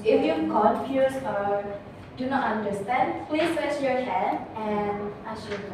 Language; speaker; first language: English; non-native, learner; Indonesian